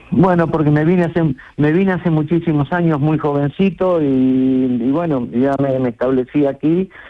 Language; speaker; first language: Spanish; native; Spanish